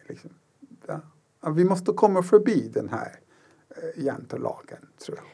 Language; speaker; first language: Swedish; non-native, fluent; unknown